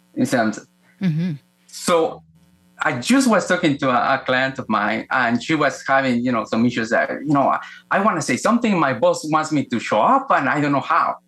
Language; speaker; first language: English; non-native, fluent; Spanish